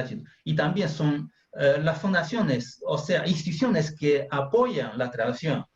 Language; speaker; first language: Spanish; non-native, fluent; Chinese